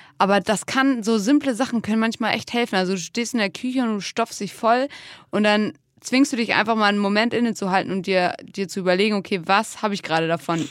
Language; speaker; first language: German; native; German